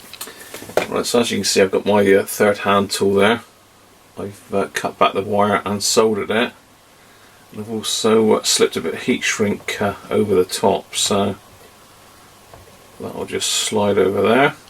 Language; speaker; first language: English; native; English